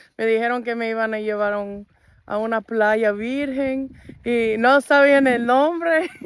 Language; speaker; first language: Spanish; non-native, fluent; English